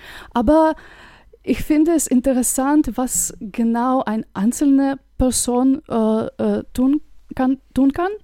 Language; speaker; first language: German; non-native, fluent; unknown